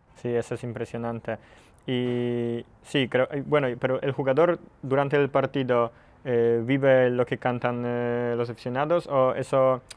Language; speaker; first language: Spanish; non-native, fluent; Polish